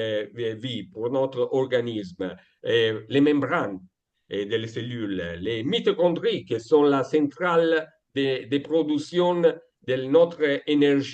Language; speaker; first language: French; non-native, learner; Italian